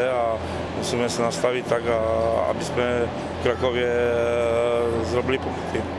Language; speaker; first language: Polish; non-native, learner; Czech